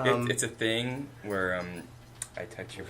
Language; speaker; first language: English; native; English